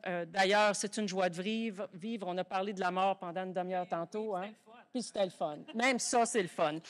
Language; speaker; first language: French; native; French